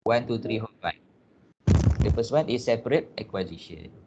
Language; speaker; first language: English; non-native, local second language; Malay